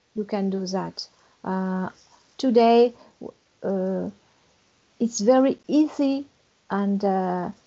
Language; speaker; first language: English; non-native, learner; French